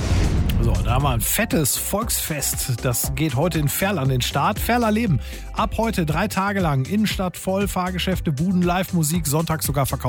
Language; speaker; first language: German; native; German